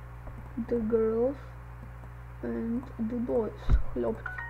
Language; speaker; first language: English; non-native, learner; Czech